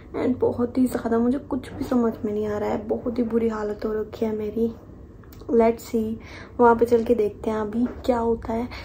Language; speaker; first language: Hindi; non-native, local second language; Punjabi